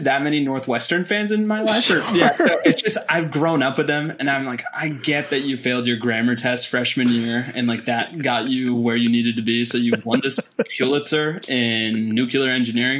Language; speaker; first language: English; native; English